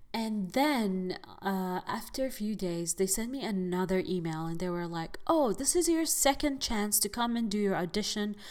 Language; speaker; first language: English; non-native, fluent; Arabic